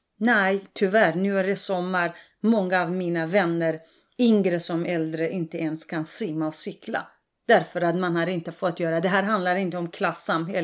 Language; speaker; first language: Swedish; non-native, fluent; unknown